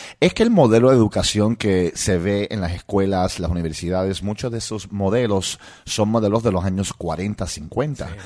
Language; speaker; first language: Spanish; non-native, local second language; English